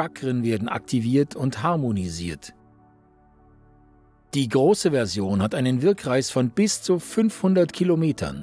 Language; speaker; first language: German; native; German